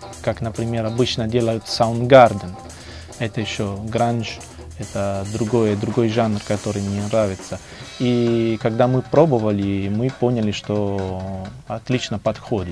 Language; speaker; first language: Russian; non-native, fluent; Italian